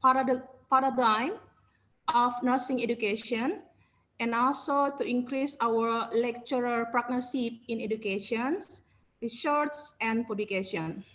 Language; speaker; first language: English; non-native, learner; Indonesian